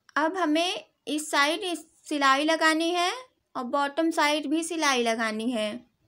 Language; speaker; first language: Hindi; native; Hindi